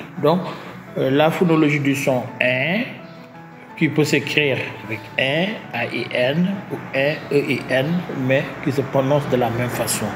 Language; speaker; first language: French; native; French